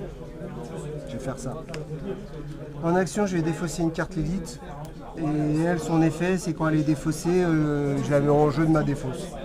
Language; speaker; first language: French; native; French